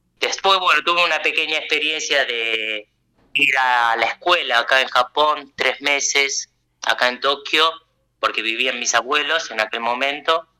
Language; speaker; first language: Spanish; early bilingual, other home language; Japanese